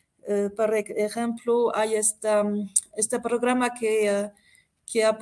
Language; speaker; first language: Spanish; non-native, fluent; French